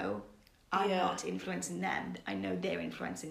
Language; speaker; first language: English; native; English